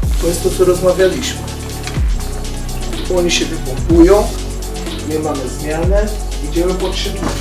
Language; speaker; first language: Polish; non-native, fluent; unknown